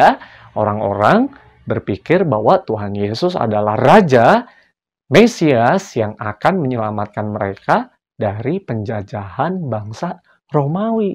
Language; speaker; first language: Indonesian; native; Indonesian